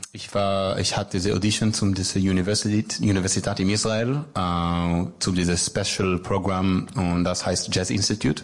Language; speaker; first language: German; non-native, learner; Hebrew